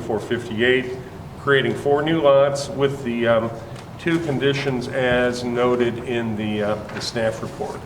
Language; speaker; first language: English; native; English